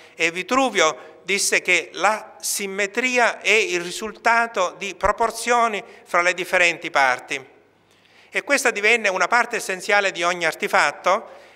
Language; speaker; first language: Italian; native; Italian